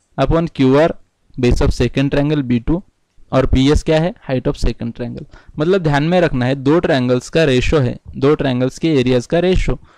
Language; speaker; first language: Hindi; non-native, local second language; Marathi